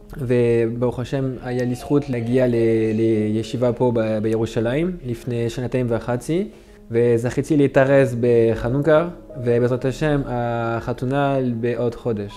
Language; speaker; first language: Hebrew; non-native, fluent; French